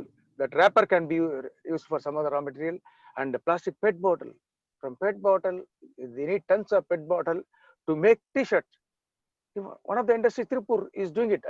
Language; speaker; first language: English; non-native, local second language; Tamil